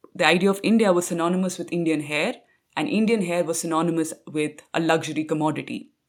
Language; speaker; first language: English; non-native, local second language; Punjabi